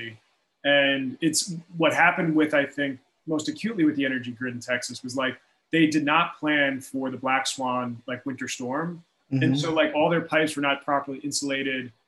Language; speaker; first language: English; native; English